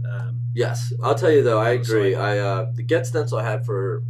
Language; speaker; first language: English; native; English